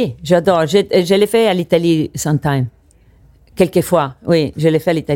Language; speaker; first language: French; non-native, learner; Italian